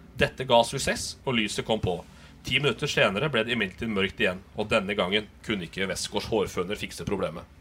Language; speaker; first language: Norwegian; native; Norwegian